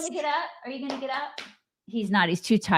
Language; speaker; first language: English; native; English